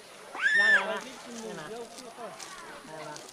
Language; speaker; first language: Chinese; non-native, learner; English